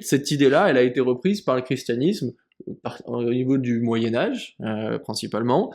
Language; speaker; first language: French; native; French